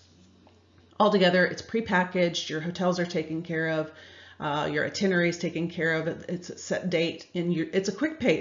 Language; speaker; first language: English; native; English